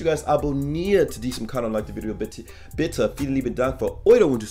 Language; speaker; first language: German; non-native, learner; English